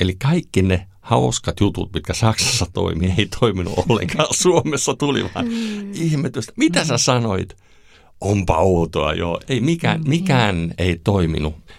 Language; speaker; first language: Finnish; non-native, fluent; German